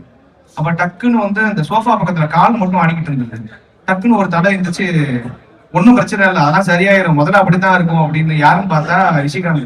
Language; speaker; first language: Tamil; native; Tamil